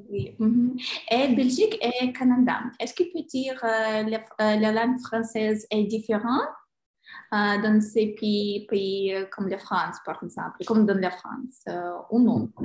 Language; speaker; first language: French; non-native, learner; Ukrainian